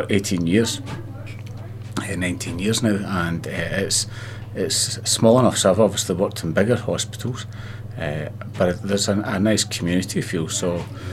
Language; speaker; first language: English; native; English